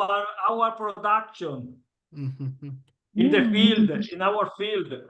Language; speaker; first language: English; non-native, learner; Italian